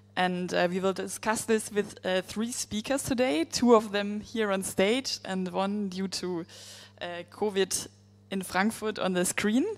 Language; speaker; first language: English; non-native, fluent; German